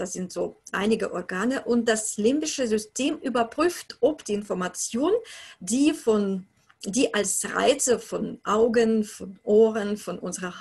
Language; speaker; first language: German; non-native, fluent; Russian